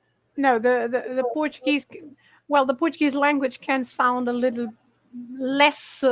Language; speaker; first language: English; non-native, fluent; Portuguese